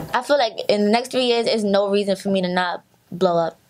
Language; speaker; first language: English; native; English